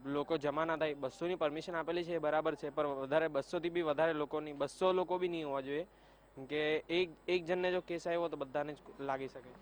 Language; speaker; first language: Gujarati; native; Gujarati